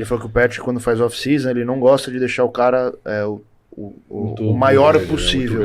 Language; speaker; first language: Portuguese; native; Portuguese